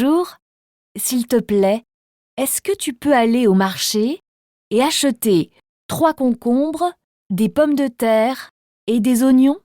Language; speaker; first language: French; native; French